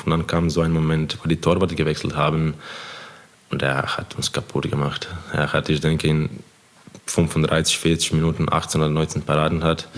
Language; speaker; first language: German; non-native, fluent; Croatian